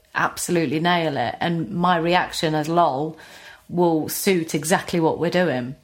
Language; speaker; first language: English; native; English